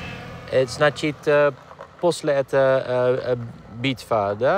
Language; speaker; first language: Russian; non-native, fluent; Dutch